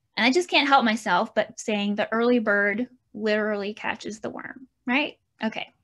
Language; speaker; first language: English; native; English